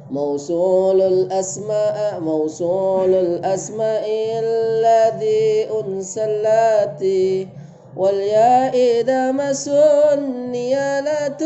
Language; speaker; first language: Arabic; non-native, fluent; Indonesian